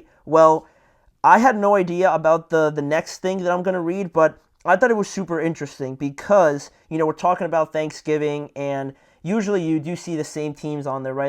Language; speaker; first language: English; native; English